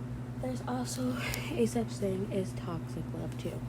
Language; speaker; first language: English; native; English